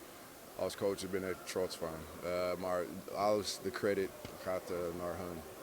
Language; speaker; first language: Dutch; non-native, fluent; English